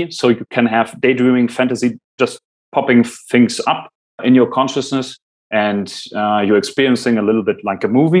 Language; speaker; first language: English; non-native, fluent; German